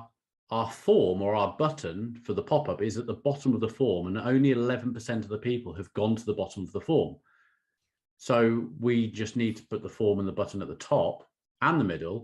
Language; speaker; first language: English; native; English